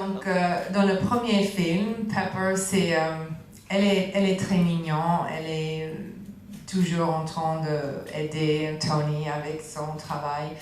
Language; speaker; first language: French; non-native, fluent; English